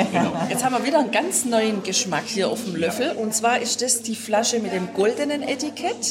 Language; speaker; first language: German; native; German